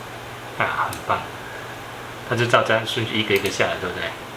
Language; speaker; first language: Chinese; native; Chinese